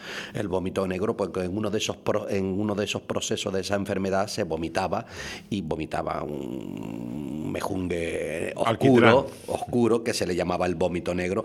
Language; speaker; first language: Spanish; native; Spanish